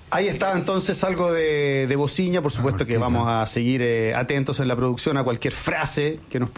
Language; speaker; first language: Spanish; native; Spanish